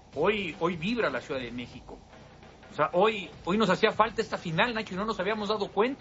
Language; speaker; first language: Spanish; native; Spanish